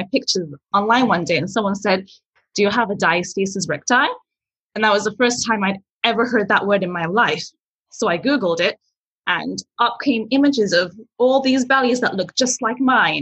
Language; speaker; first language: English; early bilingual, other home language; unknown